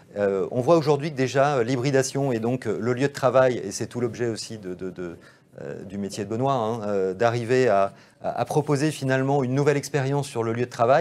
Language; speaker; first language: French; native; French